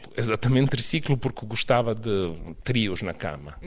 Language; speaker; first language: Portuguese; non-native, fluent; Serbian